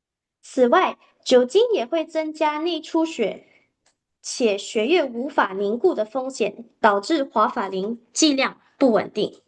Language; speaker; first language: Chinese; native; Chinese